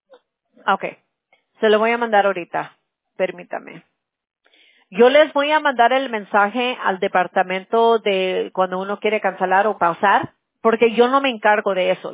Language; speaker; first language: Spanish; early bilingual, heritage; Spanish